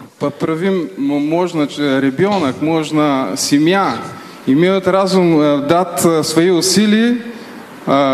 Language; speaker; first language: Russian; non-native, learner; Bulgarian